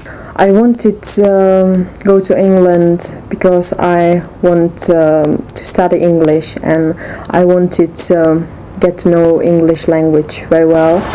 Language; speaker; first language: English; non-native, learner; Czech